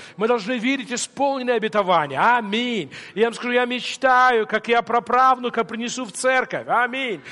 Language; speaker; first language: Russian; non-native, local second language; Ukrainian